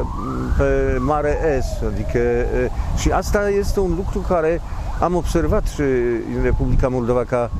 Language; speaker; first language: Romanian; non-native, fluent; Polish